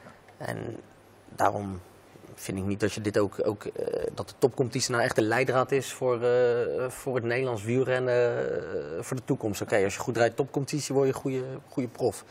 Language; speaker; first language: Dutch; native; Dutch